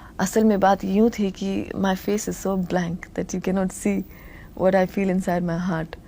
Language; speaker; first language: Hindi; non-native, local second language; Tamil